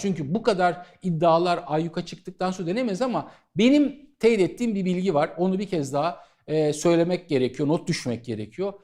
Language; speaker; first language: Turkish; native; Turkish